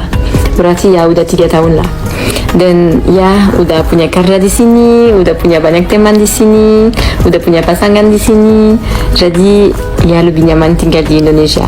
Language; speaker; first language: Indonesian; non-native, fluent; French